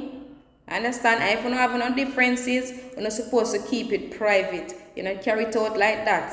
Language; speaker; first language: English; non-native, local second language; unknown